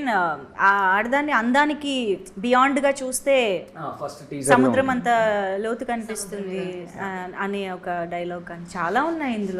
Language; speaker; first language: Telugu; native; Telugu